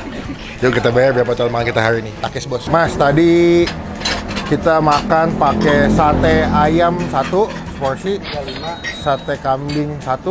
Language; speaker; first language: Indonesian; native; Indonesian